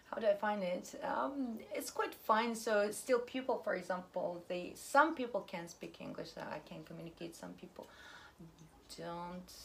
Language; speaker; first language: English; non-native, fluent; Russian